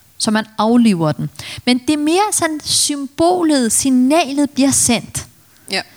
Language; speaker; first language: Danish; early bilingual, other home language; Turkish